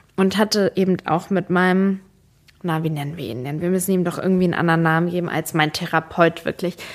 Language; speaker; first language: German; early bilingual, other home language; Serbian